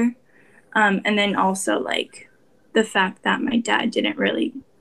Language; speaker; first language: English; native; English